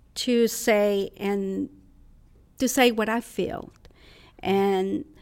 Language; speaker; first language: English; non-native, fluent; Spanish